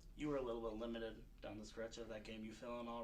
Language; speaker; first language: English; native; English